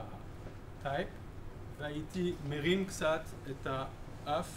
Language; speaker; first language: Hebrew; non-native, fluent; French